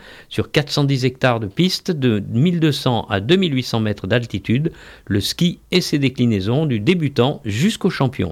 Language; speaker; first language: French; native; French